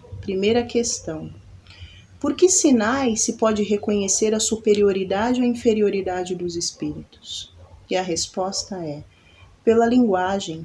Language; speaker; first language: Portuguese; native; Portuguese